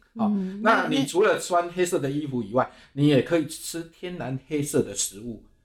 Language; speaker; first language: Chinese; native; Chinese